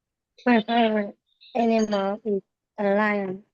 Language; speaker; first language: English; non-native, learner; Vietnamese